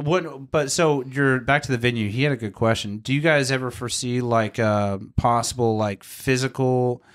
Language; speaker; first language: English; native; English